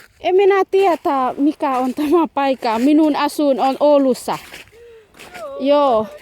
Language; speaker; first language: Finnish; non-native, learner; Thai